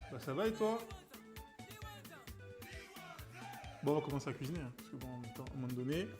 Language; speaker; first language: French; native; French